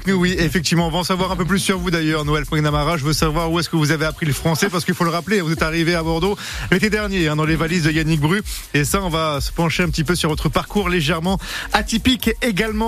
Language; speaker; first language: French; native; French